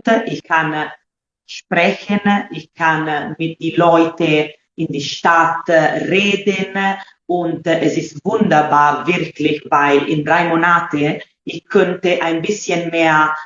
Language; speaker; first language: German; non-native, learner; Italian